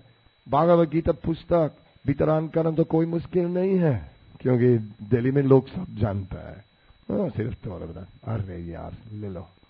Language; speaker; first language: Hindi; non-native, fluent; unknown